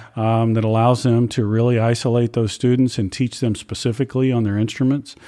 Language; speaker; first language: English; native; English